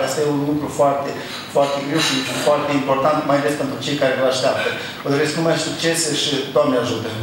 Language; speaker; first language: Romanian; non-native, local second language; Ukrainian